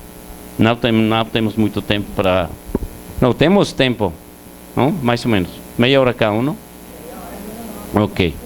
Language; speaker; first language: Portuguese; non-native, learner; Spanish